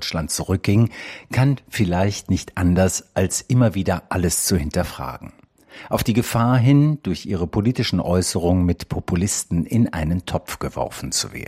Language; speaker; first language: German; native; German